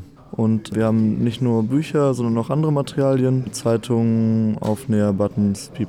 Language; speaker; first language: German; native; German